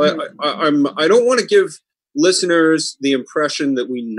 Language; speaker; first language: English; native; English